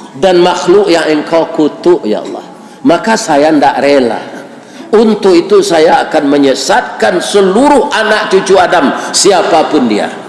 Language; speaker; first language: Malay; non-native, local second language; Minangkabau